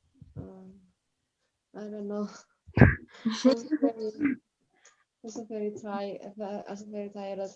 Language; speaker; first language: English; non-native, learner; Indonesian